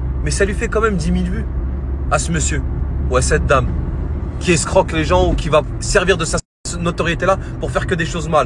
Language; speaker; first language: French; native; French